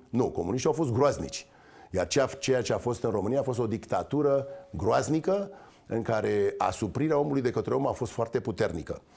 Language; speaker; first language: Romanian; native; Romanian